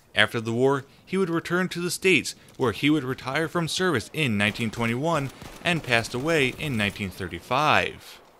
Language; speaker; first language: English; native; English